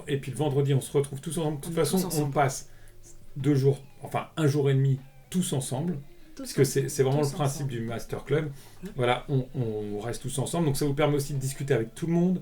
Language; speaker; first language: French; native; French